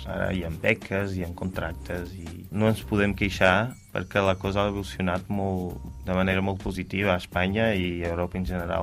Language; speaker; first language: Catalan; non-native, fluent; Portuguese